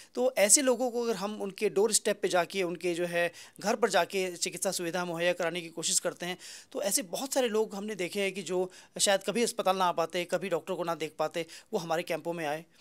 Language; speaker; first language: Hindi; native; Hindi